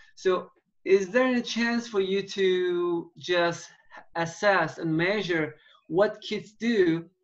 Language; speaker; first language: English; non-native, fluent; Turkish